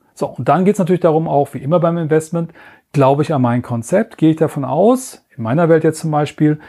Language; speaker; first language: German; native; German